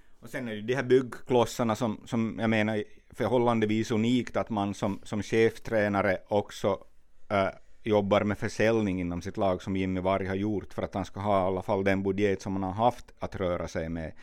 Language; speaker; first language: Swedish; native; Swedish